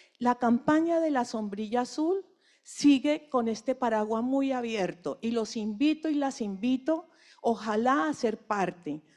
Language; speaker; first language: Spanish; native; Spanish